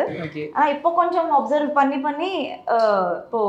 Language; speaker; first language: Tamil; non-native, learner; Telugu